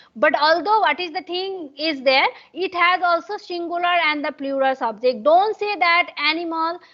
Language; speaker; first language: English; non-native, local second language; Nepali